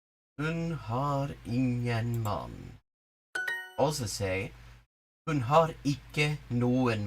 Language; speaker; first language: Norwegian; non-native, learner; English